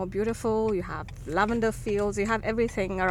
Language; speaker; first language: English; non-native, local second language; Tamil